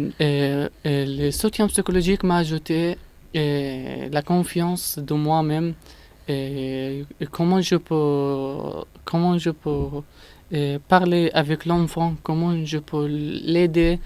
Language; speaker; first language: French; non-native, learner; Arabic